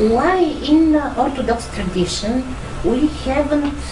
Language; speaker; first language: English; non-native, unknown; Bulgarian